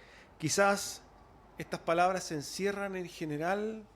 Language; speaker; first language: Spanish; native; Spanish